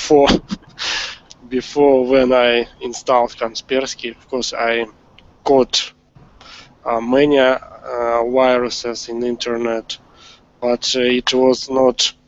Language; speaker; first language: English; non-native, learner; Russian